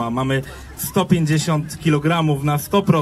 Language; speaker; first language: Polish; native; Polish